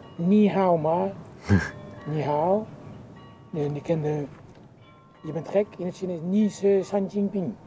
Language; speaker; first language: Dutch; non-native, fluent; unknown